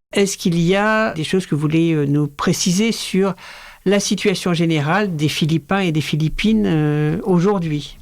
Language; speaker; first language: French; native; French